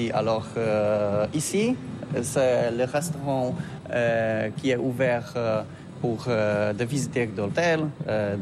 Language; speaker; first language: French; non-native, learner; Polish